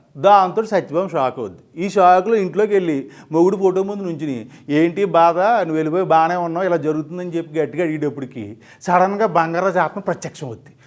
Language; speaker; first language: Telugu; native; Telugu